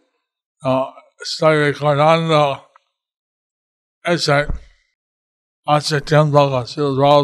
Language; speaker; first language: Spanish; non-native, learner; English